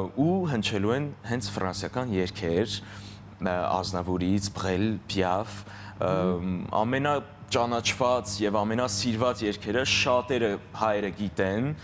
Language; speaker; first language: Armenian; early bilingual, heritage; Armenian